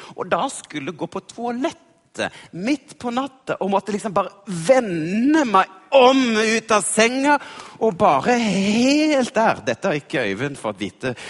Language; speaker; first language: Norwegian; native; Norwegian